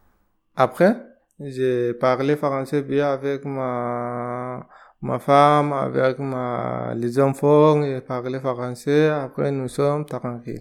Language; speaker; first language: French; non-native, learner; Arabic